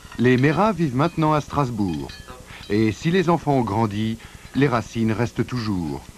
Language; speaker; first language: French; native; French